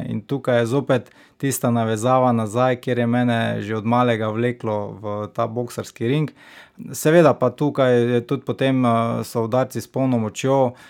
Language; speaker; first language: Slovenian; native; Slovenian